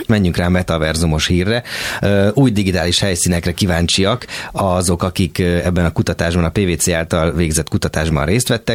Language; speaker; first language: Hungarian; native; Hungarian